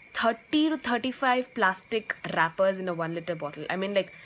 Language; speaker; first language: English; non-native, local second language; Tamil